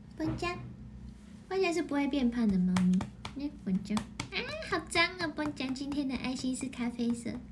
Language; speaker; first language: Chinese; non-native, fluent; Japanese